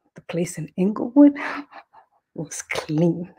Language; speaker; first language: English; native; English